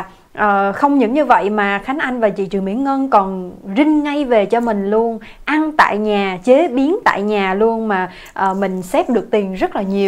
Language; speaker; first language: Vietnamese; native; Vietnamese